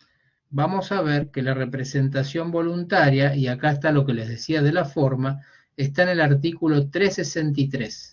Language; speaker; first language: Spanish; native; Spanish